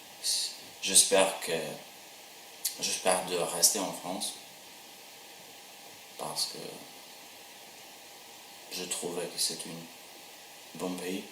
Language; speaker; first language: French; non-native, learner; Albanian